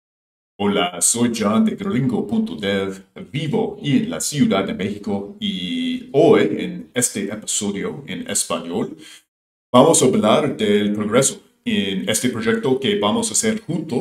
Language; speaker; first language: Spanish; non-native, fluent; English